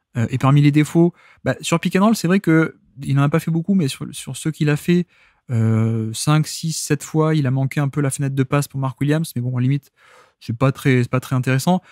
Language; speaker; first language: French; native; French